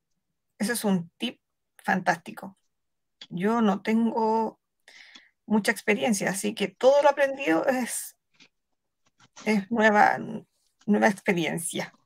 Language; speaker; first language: Spanish; native; Spanish